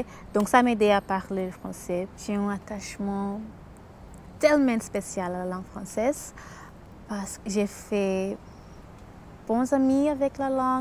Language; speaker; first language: French; non-native, fluent; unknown